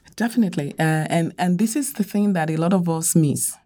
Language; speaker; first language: English; non-native, local second language; Yoruba